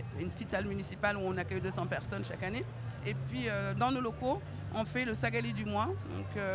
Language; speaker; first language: French; native; French